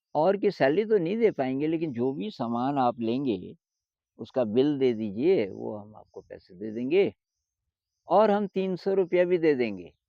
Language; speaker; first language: Hindi; native; Hindi